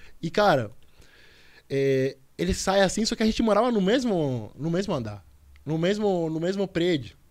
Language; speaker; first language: Portuguese; non-native, fluent; Spanish